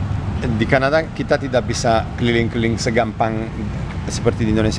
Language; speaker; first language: Indonesian; non-native, learner; Italian